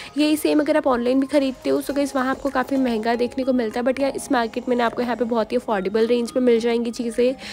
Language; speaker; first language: Hindi; native; Hindi